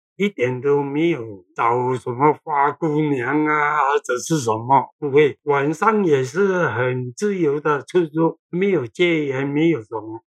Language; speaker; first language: Chinese; non-native, local second language; Cantonese